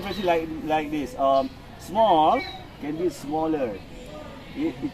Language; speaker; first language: English; non-native, learner; Indonesian